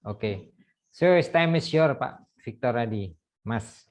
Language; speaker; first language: English; non-native, fluent; Indonesian